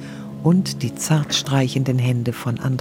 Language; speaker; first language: German; native; German